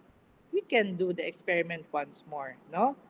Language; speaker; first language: English; non-native, local second language; Filipino